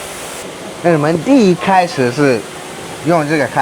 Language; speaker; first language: Chinese; non-native, learner; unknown